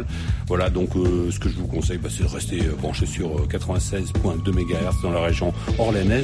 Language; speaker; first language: French; native; French